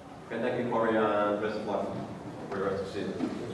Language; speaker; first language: English; non-native, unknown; Finnish